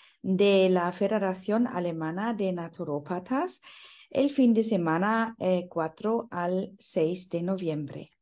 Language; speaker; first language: Spanish; non-native, fluent; German